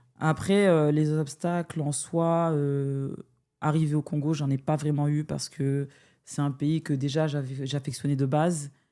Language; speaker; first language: French; native; French